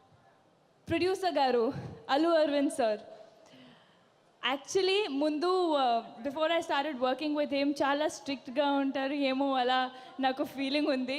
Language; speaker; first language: Telugu; non-native, fluent; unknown